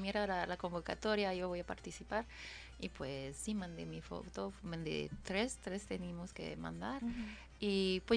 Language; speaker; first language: Spanish; non-native, fluent; French